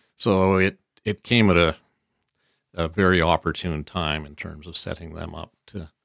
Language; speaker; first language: English; native; English